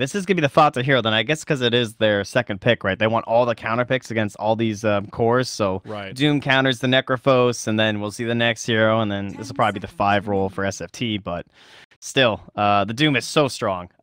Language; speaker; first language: English; native; English